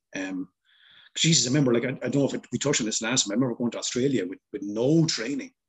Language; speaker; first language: English; native; English